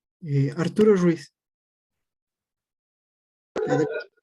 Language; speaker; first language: Spanish; native; Spanish